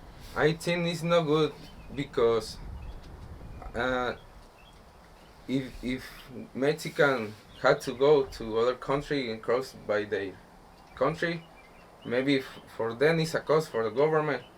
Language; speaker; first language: English; non-native, learner; Spanish